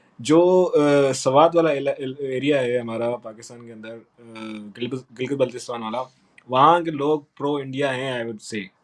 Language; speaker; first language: Urdu; non-native, local second language; Sindhi